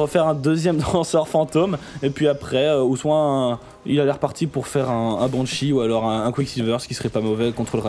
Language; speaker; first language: French; native; French